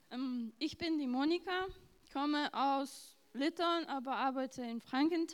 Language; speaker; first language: German; non-native, fluent; Lithuanian